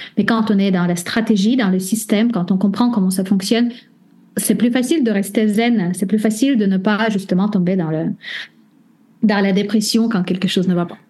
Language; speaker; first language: French; non-native, fluent; Russian